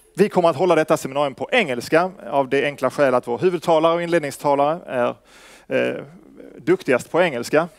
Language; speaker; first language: Swedish; native; Swedish